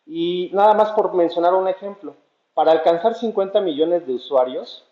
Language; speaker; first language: Spanish; native; Spanish